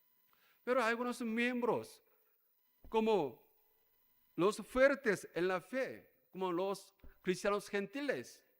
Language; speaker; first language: Spanish; non-native, learner; Korean